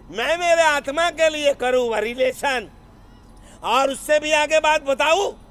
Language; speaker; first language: Hindi; non-native, local second language; Gujarati